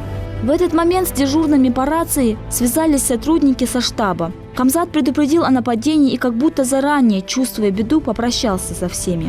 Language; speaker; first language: Russian; native; Russian